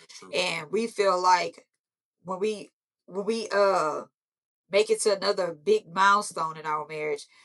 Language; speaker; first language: English; native; English